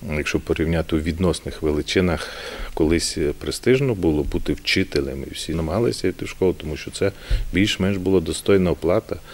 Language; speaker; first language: Ukrainian; native; Ukrainian